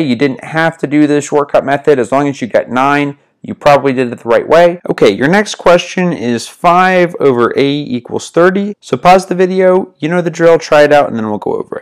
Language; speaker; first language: English; native; English